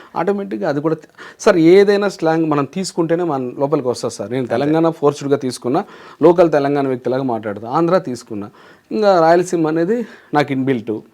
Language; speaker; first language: Telugu; native; Telugu